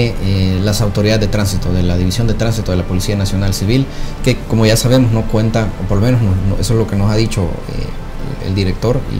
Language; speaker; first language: Spanish; native; Spanish